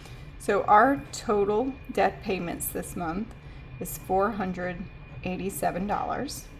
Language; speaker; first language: English; native; English